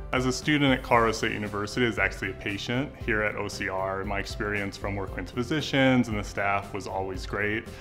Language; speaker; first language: English; native; English